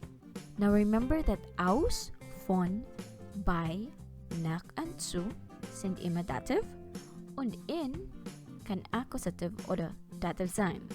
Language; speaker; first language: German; non-native, fluent; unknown